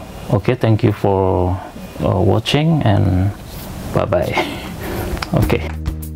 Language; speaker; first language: English; non-native, learner; Indonesian